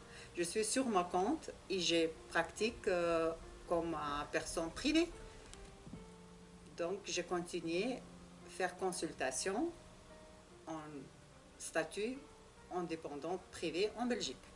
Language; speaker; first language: French; non-native, learner; Russian